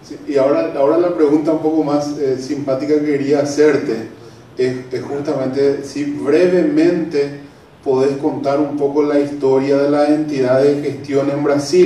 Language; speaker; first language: Spanish; native; Spanish